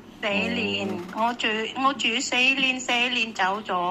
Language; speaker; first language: Cantonese; non-native, learner; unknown